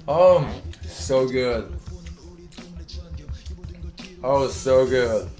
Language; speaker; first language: English; non-native, learner; Korean